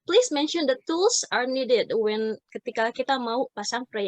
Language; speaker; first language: English; non-native, fluent; Indonesian